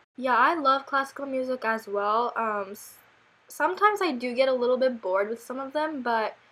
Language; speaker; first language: English; early bilingual, other home language; Korean